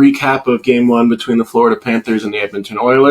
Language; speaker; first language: English; native; English